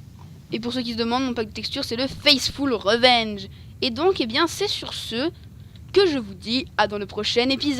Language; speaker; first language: French; native; French